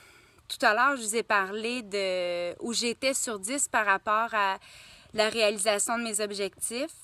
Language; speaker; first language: French; native; French